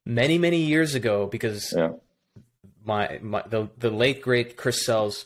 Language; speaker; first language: English; native; English